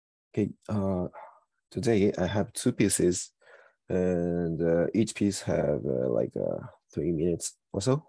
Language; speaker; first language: English; non-native, fluent; Japanese